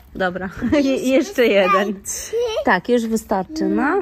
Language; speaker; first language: Polish; native; Polish